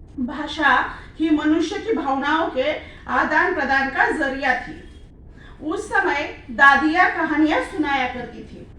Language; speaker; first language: Hindi; non-native, local second language; Marathi